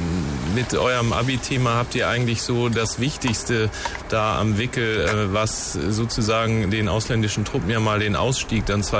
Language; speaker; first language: German; native; German